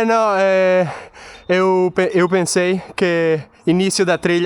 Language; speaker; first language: Portuguese; non-native, learner; Italian